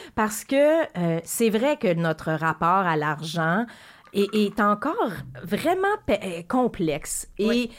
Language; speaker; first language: French; native; French